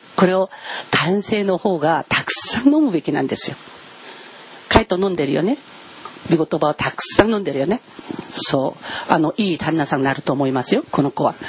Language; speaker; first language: Japanese; non-native, fluent; Korean